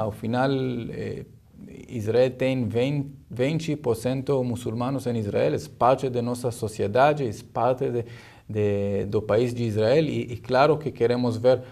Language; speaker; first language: Portuguese; non-native, learner; Hebrew